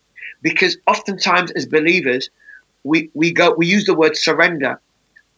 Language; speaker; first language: English; native; English